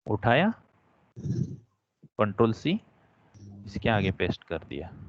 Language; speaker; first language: Hindi; non-native, local second language; Marathi